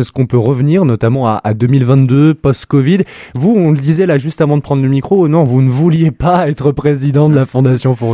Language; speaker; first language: French; native; French